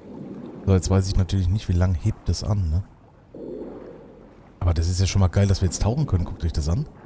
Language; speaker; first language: German; native; German